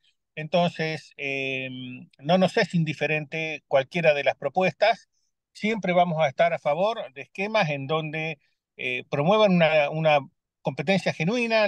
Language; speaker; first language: Spanish; native; Spanish